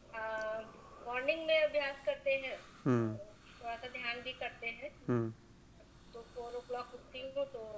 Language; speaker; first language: Hindi; native; Hindi